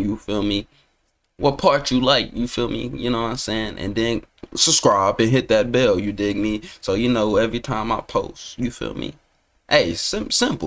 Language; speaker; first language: English; native; English